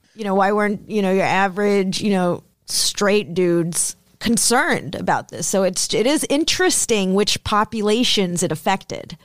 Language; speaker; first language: English; early bilingual, other home language; Hindi